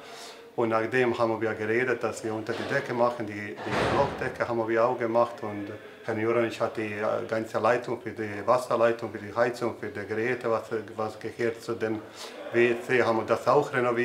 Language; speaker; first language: German; non-native, learner; Croatian